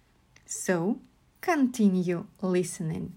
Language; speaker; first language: English; non-native, fluent; Russian